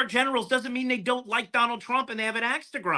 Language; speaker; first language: English; native; English